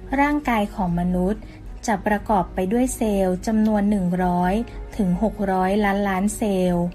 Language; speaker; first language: Thai; native; Thai